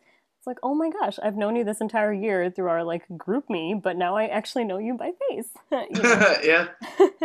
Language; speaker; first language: English; native; English